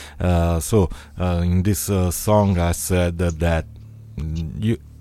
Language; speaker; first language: English; non-native, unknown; Italian